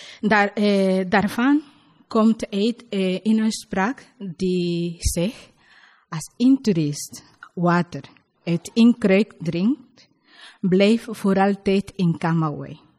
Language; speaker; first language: Dutch; non-native, learner; Spanish